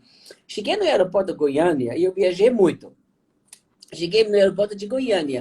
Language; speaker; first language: Portuguese; non-native, fluent; German